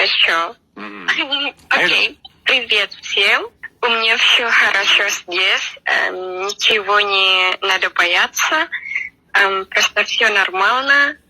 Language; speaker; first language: Russian; non-native, learner; Indonesian